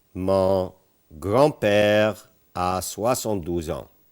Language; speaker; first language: French; non-native, fluent; Arabic